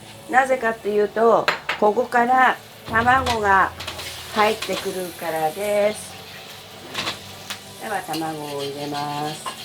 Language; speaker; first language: Japanese; early bilingual, other home language; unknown